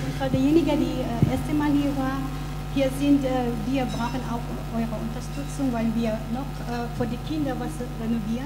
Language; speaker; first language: German; non-native, learner; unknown